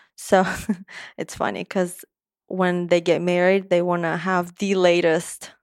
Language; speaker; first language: English; non-native, fluent; Romanian